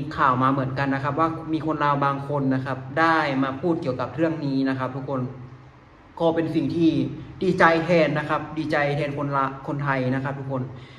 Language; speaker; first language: Thai; native; Thai